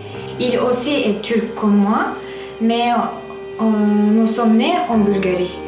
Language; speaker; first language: French; non-native, learner; Turkish